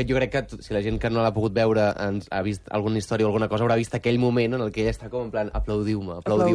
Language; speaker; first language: Catalan; native; Catalan